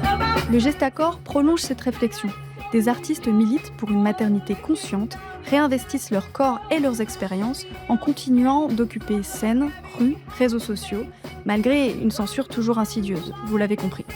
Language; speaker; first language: French; native; French